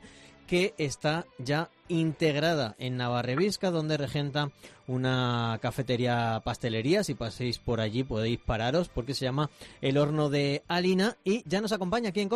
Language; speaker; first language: Spanish; native; Spanish